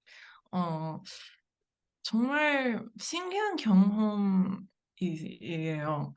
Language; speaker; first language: Korean; non-native, learner; English